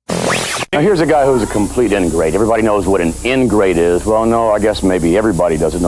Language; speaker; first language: English; native; English